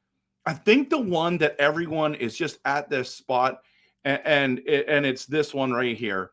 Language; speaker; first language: English; native; English